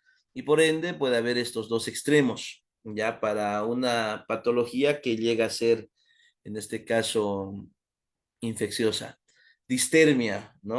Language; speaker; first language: Spanish; native; Spanish